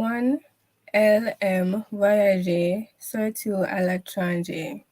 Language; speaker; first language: French; non-native, learner; English